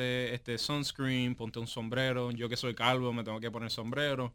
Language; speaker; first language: Spanish; native; Spanish